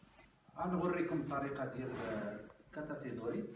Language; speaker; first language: Arabic; native; Arabic